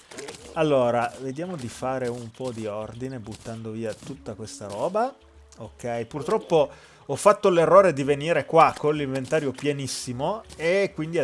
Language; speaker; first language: Italian; native; Italian